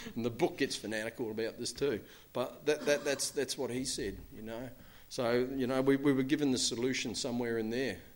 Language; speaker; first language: English; native; English